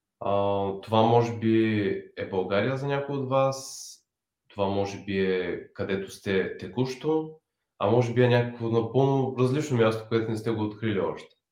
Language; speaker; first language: Bulgarian; native; Bulgarian